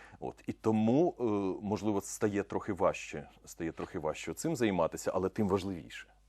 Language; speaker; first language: Ukrainian; non-native, local second language; Russian